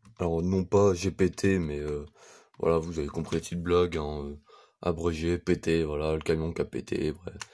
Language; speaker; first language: French; native; French